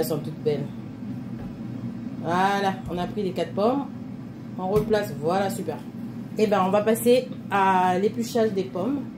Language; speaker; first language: French; native; French